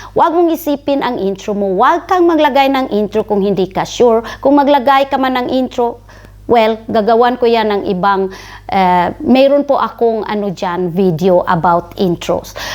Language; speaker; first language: Filipino; non-native, local second language; Cebuano